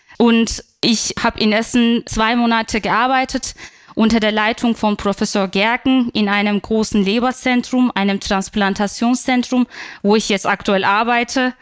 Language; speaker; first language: German; non-native, fluent; Turkish